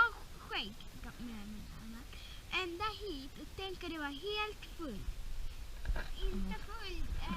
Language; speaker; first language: Swedish; early bilingual, other home language; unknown